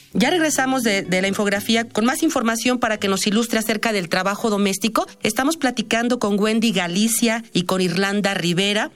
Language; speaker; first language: Spanish; native; Spanish